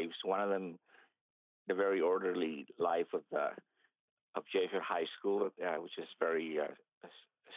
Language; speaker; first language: English; early bilingual, other home language; Spanish